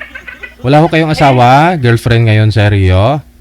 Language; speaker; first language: Filipino; native; Filipino